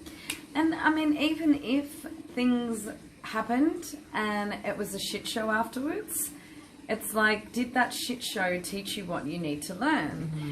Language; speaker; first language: English; native; English